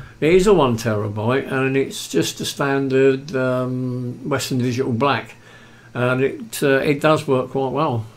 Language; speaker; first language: English; native; English